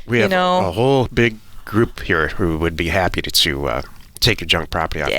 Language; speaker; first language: English; native; English